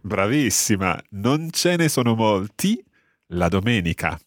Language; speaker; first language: Italian; non-native, fluent; English